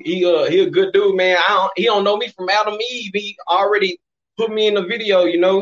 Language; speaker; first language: English; native; English